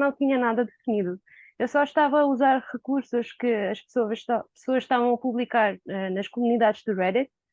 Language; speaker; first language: Portuguese; non-native, fluent; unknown